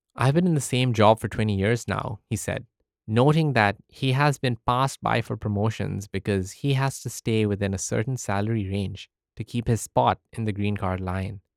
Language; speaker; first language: English; early bilingual, other home language; Arabic